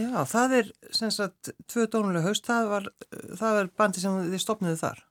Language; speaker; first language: Icelandic; native; Icelandic